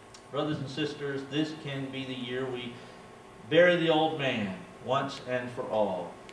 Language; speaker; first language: English; native; English